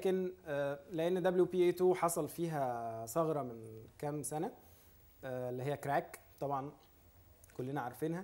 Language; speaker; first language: Arabic; native; Arabic